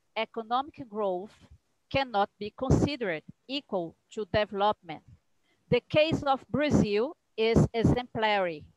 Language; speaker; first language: English; non-native, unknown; Portuguese